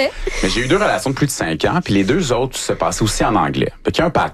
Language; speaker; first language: French; native; French